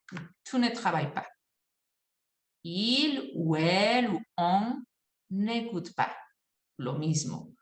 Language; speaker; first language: French; non-native, fluent; Spanish